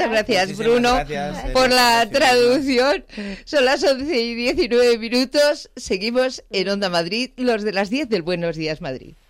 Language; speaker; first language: Spanish; native; Spanish